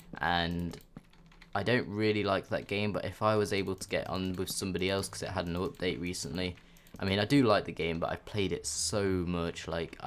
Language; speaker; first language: English; native; English